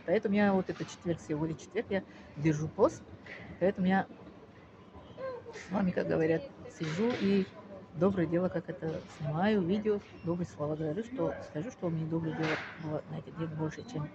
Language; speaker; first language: Russian; non-native, local second language; Tajik